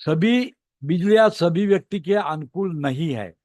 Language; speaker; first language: Hindi; non-native, local second language; Marathi